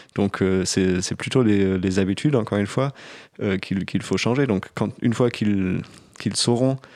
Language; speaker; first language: French; non-native, fluent; German